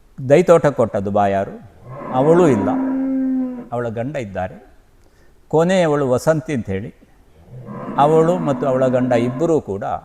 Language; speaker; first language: Kannada; native; Kannada